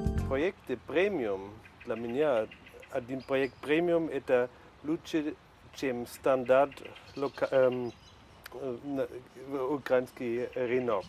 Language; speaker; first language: Russian; non-native, learner; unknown